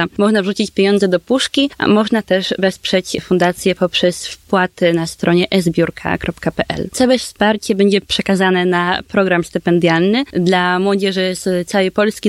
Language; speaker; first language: Polish; native; Polish